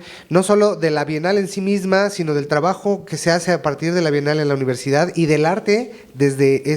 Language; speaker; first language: Spanish; native; Spanish